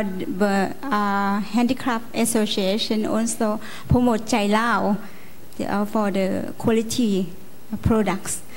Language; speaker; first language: English; non-native, learner; Lao